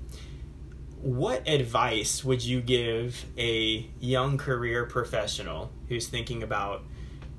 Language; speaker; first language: English; native; English